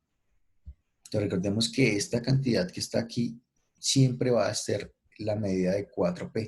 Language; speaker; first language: Spanish; native; Spanish